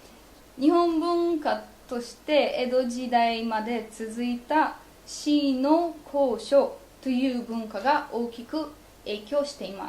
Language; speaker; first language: Japanese; non-native, fluent; Polish